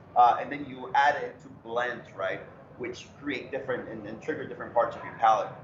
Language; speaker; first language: English; early bilingual, other home language; Spanish